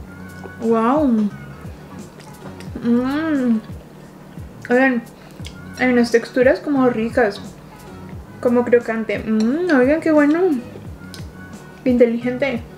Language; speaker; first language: Spanish; native; Spanish